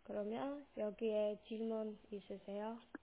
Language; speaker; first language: Korean; non-native, local second language; Burmese